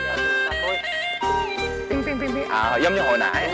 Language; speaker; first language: Vietnamese; non-native, fluent; Korean